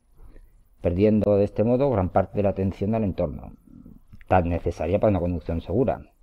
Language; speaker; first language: Spanish; native; Spanish